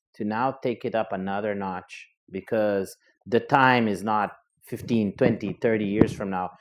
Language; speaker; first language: English; non-native, fluent; Portuguese